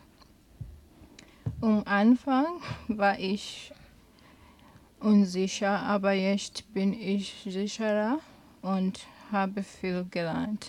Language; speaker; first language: German; non-native, learner; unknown